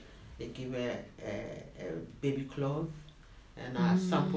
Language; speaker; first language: English; non-native, local second language; Akan